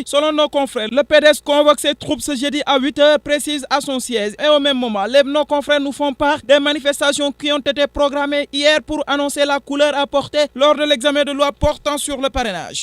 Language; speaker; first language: French; non-native, local second language; Wolof